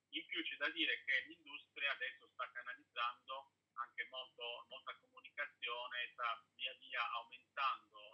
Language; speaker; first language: Italian; native; Italian